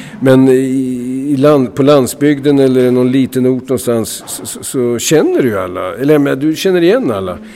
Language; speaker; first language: Swedish; native; Swedish